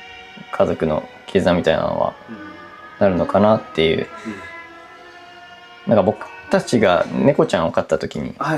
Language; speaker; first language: Japanese; native; Japanese